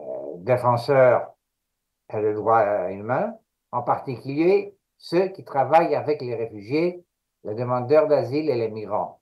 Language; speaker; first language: French; non-native, fluent; Greek